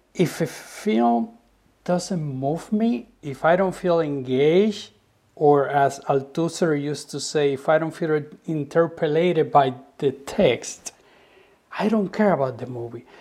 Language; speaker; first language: English; non-native, fluent; Spanish